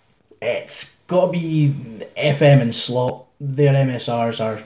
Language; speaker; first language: English; native; English